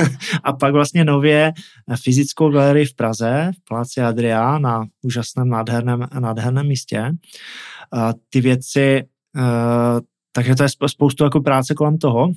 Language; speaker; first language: Czech; native; Czech